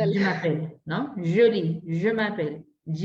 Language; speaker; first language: French; non-native, fluent; Spanish